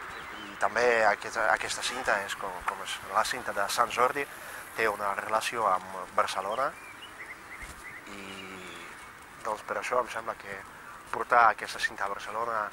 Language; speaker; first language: Catalan; non-native, fluent; Russian